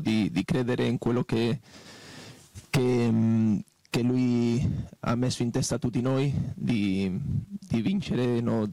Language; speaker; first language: Italian; non-native, fluent; Portuguese